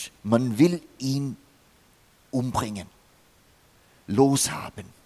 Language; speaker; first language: German; non-native, fluent; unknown